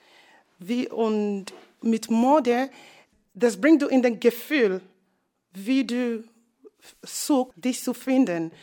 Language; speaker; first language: German; non-native, learner; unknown